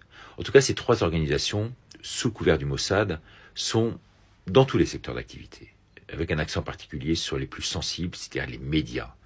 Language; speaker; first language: French; native; French